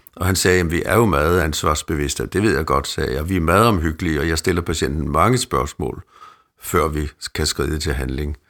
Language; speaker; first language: Danish; native; Danish